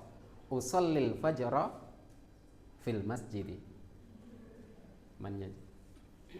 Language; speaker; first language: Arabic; non-native, fluent; Indonesian